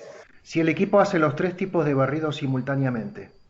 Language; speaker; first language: Spanish; native; Spanish